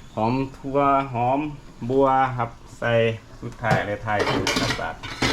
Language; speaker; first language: Thai; native; Thai